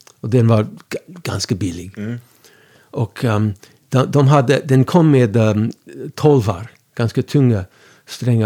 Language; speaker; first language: Swedish; non-native, fluent; English